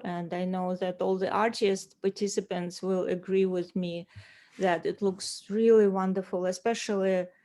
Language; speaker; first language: English; non-native, fluent; Russian